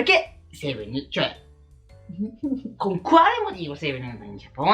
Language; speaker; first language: Italian; non-native, learner; Japanese